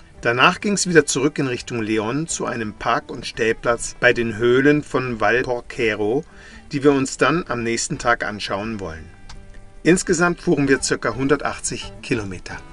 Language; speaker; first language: German; native; German